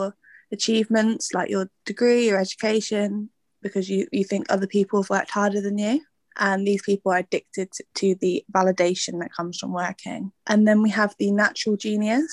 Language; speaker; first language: English; native; English